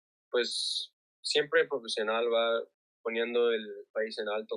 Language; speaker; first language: Spanish; early bilingual, heritage; Spanish